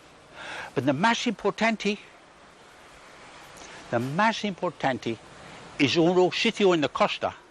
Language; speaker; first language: Spanish; non-native, learner; English